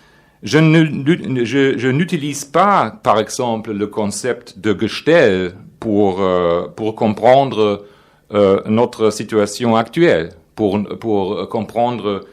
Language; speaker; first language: French; non-native, fluent; German